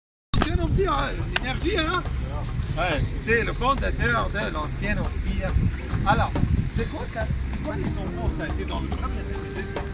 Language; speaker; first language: French; non-native, fluent; Arabic